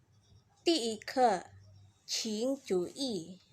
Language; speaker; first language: Chinese; non-native, fluent; Indonesian